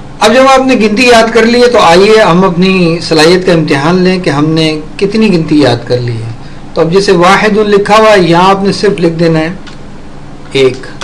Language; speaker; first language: Urdu; native; Urdu